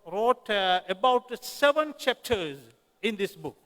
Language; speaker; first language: English; non-native, local second language; Tamil